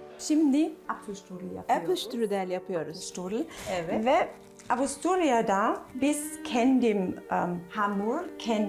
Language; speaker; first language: Turkish; non-native, learner; German